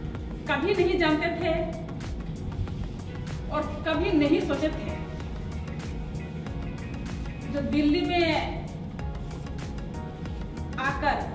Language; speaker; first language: Hindi; non-native, local second language; Santali